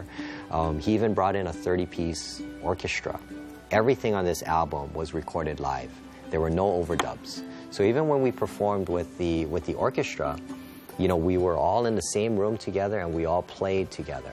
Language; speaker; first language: English; native; English